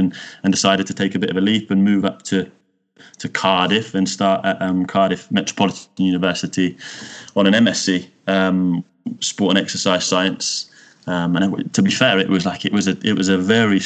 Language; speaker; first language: English; native; English